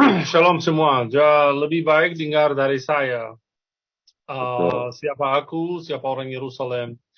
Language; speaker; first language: Indonesian; non-native, fluent; Arabic